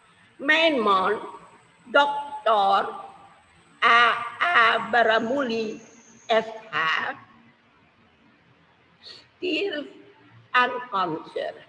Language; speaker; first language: Dutch; non-native, fluent; Indonesian